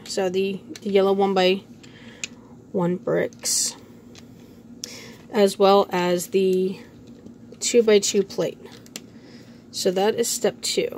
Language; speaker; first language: English; native; English